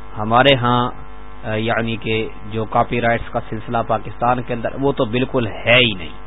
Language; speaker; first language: Urdu; non-native, local second language; Punjabi